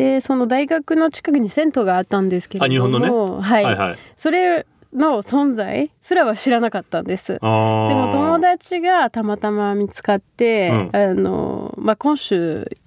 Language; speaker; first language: Japanese; non-native, fluent; French